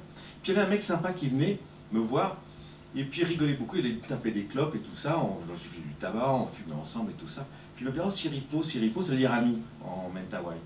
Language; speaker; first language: French; native; French